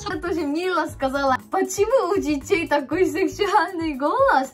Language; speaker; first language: Russian; non-native, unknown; Korean